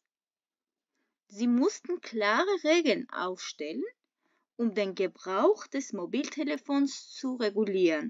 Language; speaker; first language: German; non-native, fluent; Armenian